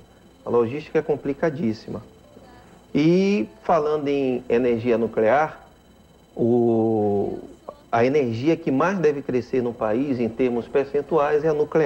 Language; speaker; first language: Portuguese; native; Portuguese